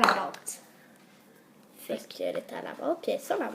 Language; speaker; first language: French; native; French